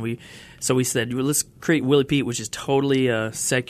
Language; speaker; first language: English; native; English